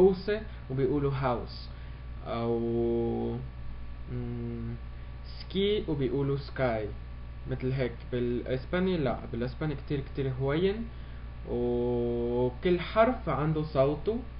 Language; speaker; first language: Arabic; early bilingual, heritage; Arabic